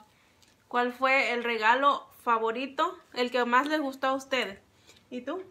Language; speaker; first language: Spanish; native; Spanish